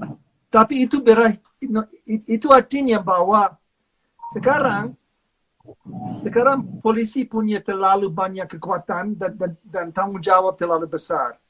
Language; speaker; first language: Indonesian; non-native, fluent; English